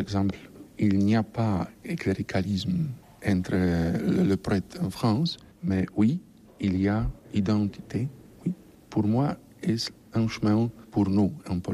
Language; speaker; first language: French; non-native, learner; Polish